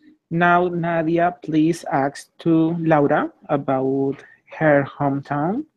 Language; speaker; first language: English; non-native, fluent; Spanish